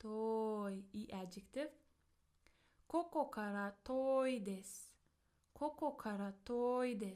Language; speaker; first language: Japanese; non-native, fluent; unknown